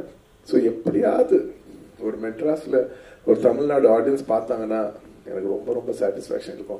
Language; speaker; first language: Tamil; non-native, local second language; Telugu